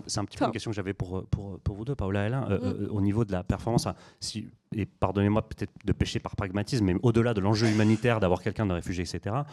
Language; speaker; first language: French; native; French